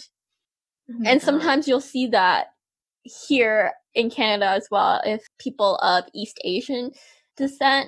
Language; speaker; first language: English; native; English